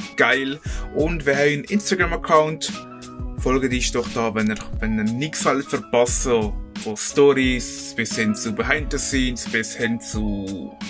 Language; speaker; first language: German; early bilingual, other home language; Spanish